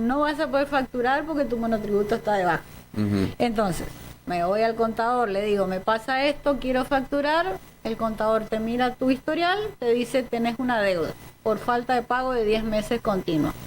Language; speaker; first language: Spanish; native; Spanish